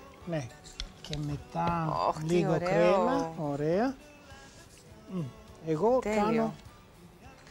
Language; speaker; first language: Greek; non-native, learner; Italian